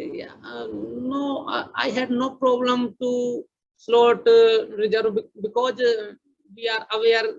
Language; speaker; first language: English; non-native, learner; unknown